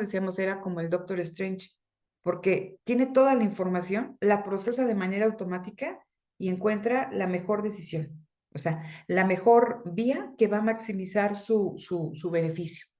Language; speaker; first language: Spanish; native; Spanish